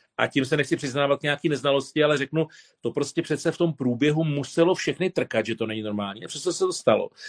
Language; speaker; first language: Czech; native; Czech